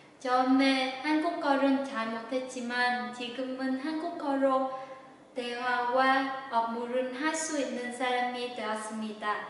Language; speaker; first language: Korean; non-native, learner; Vietnamese